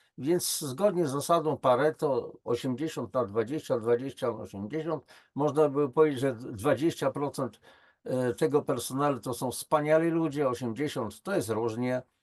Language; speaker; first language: Polish; native; Polish